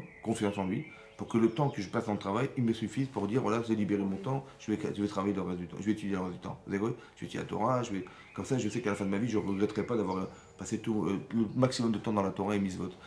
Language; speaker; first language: French; native; French